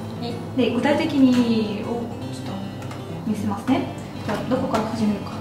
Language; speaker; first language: Japanese; non-native, fluent; Russian